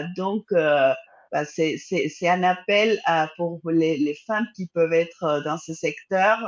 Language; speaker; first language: French; non-native, fluent; Spanish